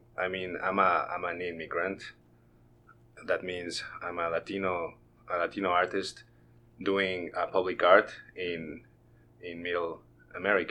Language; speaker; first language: English; non-native, fluent; Spanish